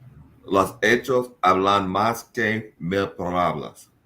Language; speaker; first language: Spanish; non-native, learner; English